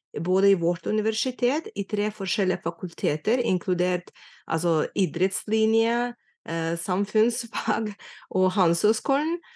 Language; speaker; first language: Norwegian; non-native, fluent; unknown